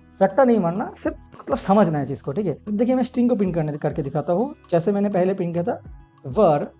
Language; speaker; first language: Hindi; non-native, local second language; Bangla